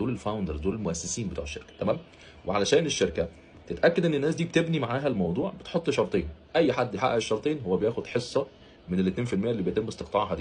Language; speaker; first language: Arabic; native; Arabic